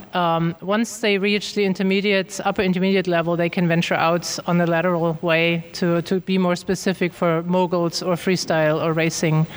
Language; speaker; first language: English; non-native, fluent; German